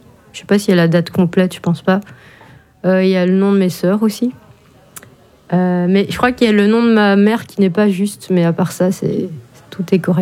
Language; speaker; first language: French; native; French